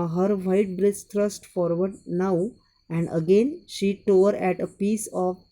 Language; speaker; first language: English; non-native, local second language; Marathi